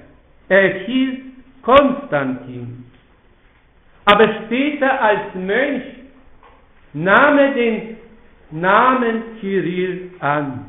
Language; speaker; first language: German; non-native, fluent; Polish